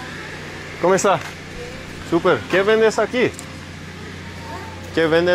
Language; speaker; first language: Spanish; non-native, learner; English